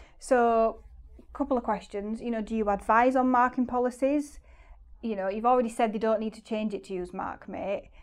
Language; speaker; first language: English; native; English